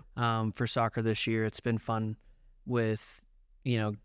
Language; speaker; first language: English; native; English